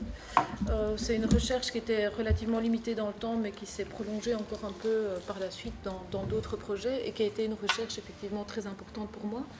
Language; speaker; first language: French; native; French